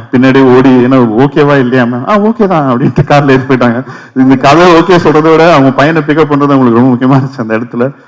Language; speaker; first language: Tamil; native; Tamil